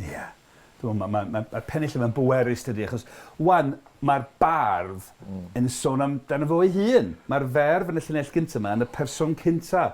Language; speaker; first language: Welsh; non-native, fluent; English